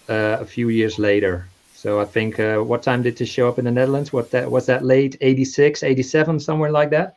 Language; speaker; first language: English; non-native, fluent; Dutch